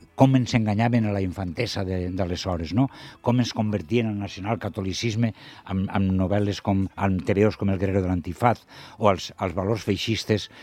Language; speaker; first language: Catalan; non-native, local second language; Spanish